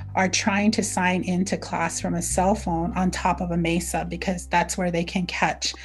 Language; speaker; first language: English; early bilingual, other home language; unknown